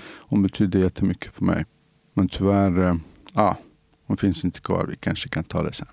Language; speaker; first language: Swedish; non-native, fluent; Central Kurdish